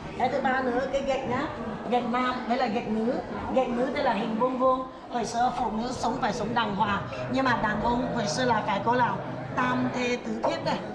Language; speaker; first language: Vietnamese; non-native, fluent; Chinese